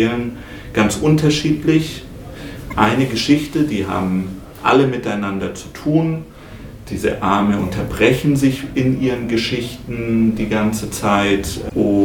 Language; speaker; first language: German; native; German